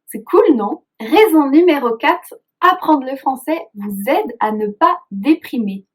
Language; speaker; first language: French; native; French